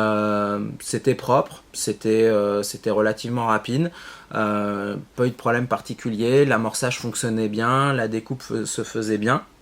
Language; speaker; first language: French; native; French